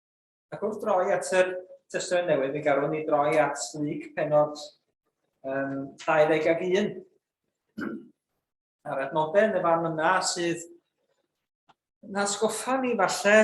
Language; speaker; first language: Welsh; native; Welsh